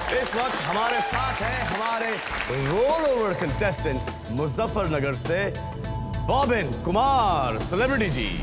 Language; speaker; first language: Hindi; native; Hindi